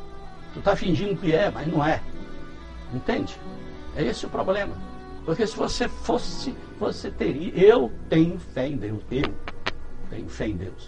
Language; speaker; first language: Portuguese; native; Portuguese